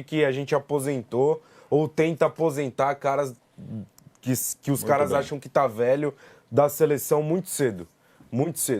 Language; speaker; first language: Portuguese; native; Portuguese